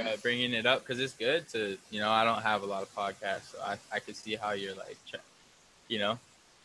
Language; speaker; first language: English; native; English